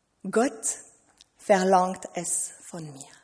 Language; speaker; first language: German; non-native, fluent; French